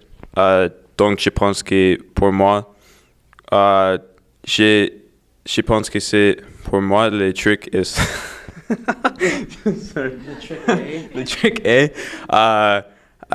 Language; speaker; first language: French; non-native, learner; English